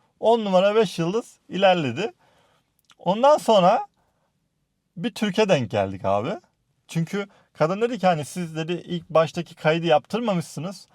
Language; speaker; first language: Turkish; native; Turkish